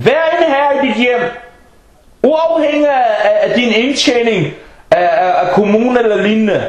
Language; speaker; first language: Danish; non-native, fluent; Arabic